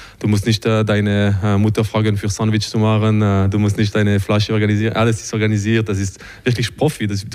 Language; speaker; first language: German; non-native, local second language; French